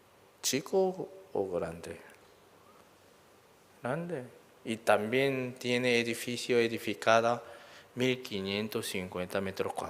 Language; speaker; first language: Spanish; non-native, learner; Korean